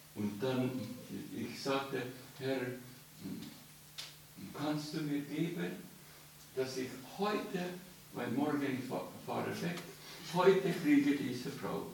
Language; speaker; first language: German; non-native, learner; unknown